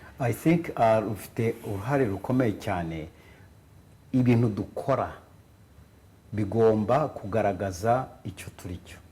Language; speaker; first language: Kinyarwanda; native; Kinyarwanda